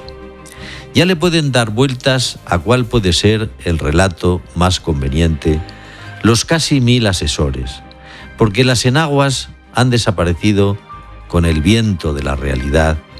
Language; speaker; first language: Spanish; native; Spanish